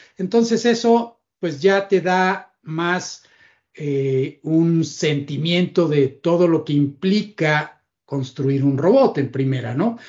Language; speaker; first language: Spanish; native; Spanish